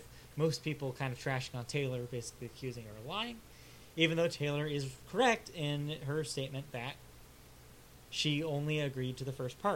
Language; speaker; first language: English; native; English